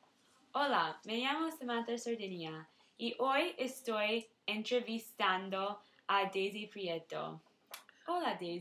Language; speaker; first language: Spanish; non-native, learner; English